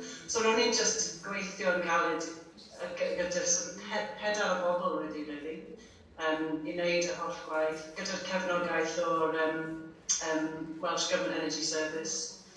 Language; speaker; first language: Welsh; non-native, fluent; English